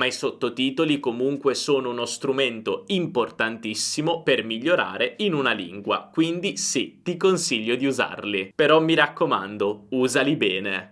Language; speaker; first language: Italian; native; Italian